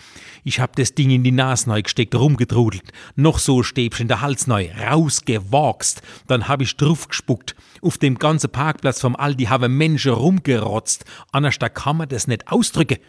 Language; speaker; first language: German; native; German